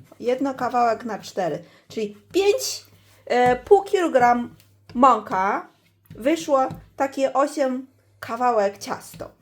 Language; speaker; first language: Polish; non-native, learner; Chinese